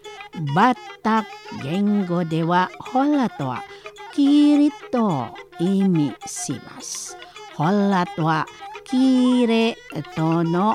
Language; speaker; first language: Japanese; non-native, fluent; Indonesian